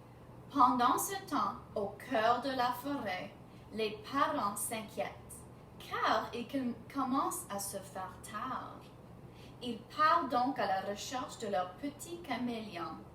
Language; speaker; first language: French; non-native, fluent; English